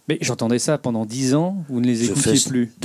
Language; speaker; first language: French; native; French